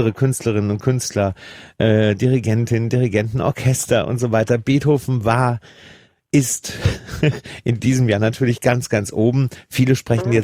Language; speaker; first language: German; native; German